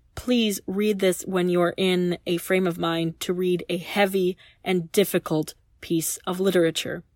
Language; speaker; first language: English; native; English